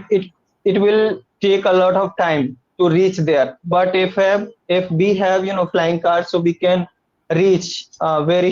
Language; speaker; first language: English; non-native, learner; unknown